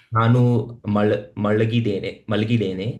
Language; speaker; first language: Kannada; non-native, learner; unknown